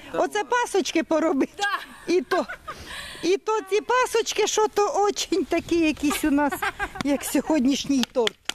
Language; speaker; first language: Ukrainian; native; Ukrainian